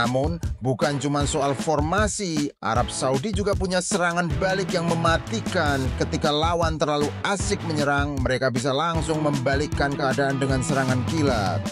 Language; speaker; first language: Indonesian; native; Indonesian